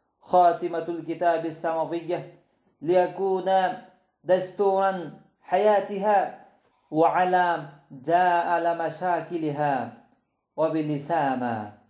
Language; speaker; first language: Arabic; non-native, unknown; Bangla